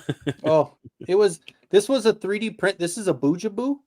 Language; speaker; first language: English; native; English